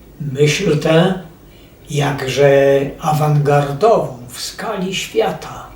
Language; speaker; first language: Polish; native; Polish